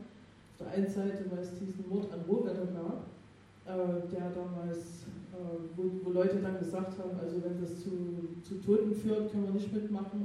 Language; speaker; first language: German; native; German